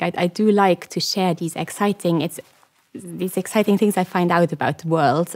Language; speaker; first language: English; non-native, fluent; Luxembourgish